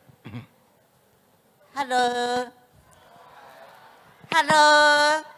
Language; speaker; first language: English; non-native, learner; Japanese